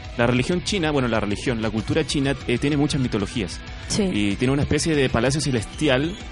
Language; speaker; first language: Spanish; non-native, fluent; Chinese